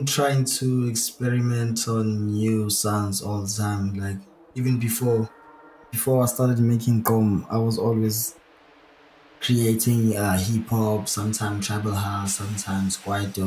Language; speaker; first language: English; non-native, local second language; Zulu